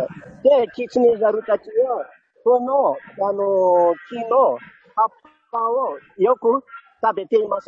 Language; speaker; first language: Japanese; non-native, fluent; Malagasy